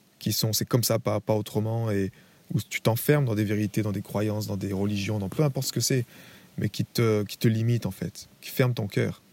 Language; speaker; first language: French; native; French